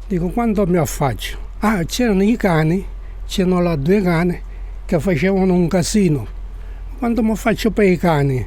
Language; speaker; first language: Italian; non-native, fluent; Spanish